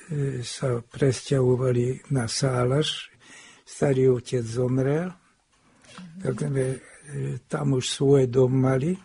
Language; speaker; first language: Slovak; early bilingual, heritage; Hungarian